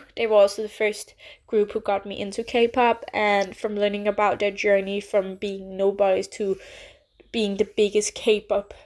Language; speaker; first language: English; non-native, fluent; Danish